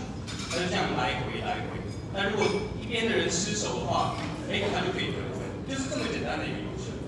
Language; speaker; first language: Chinese; native; Chinese